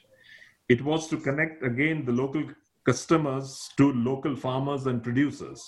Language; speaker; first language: English; non-native, local second language; Nepali